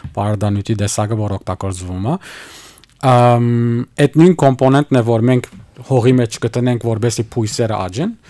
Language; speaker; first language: Armenian; early bilingual, heritage; Armenian